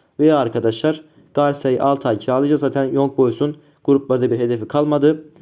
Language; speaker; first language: Turkish; native; Turkish